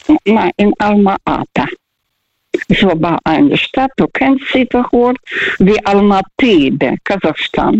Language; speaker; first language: German; non-native, fluent; Russian